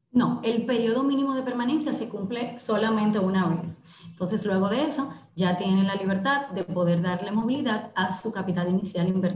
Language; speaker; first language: Spanish; native; Spanish